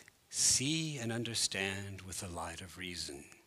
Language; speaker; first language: English; native; English